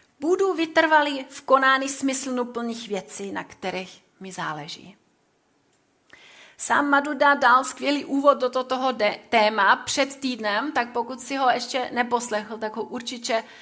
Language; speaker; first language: Czech; non-native, fluent; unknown